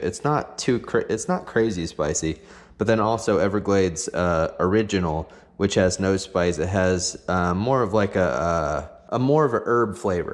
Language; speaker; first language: English; native; English